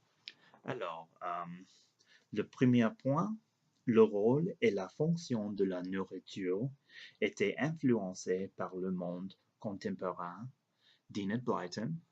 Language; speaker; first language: French; non-native, learner; English